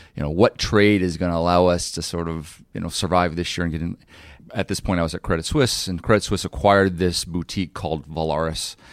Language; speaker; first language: English; native; English